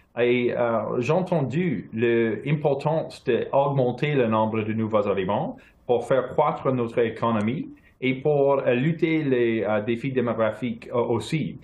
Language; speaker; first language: French; non-native, local second language; English